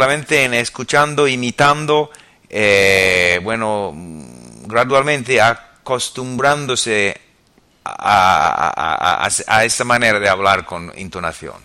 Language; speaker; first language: Spanish; non-native, fluent; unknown